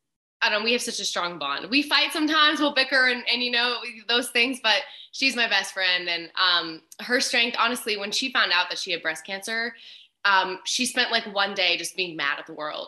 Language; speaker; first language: English; native; English